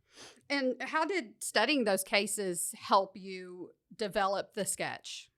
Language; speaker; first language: English; native; English